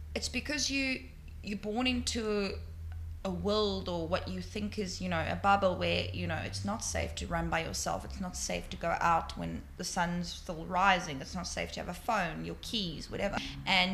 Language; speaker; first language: English; native; English